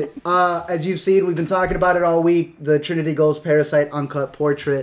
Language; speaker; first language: English; native; English